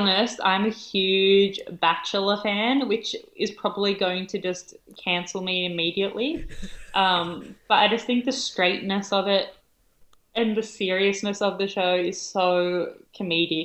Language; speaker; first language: English; native; English